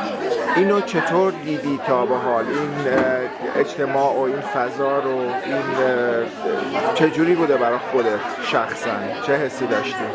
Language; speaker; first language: Persian; native; Persian